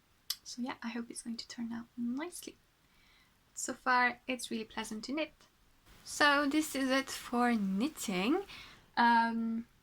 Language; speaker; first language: English; non-native, fluent; French